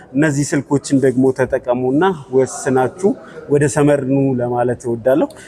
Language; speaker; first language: Amharic; native; Amharic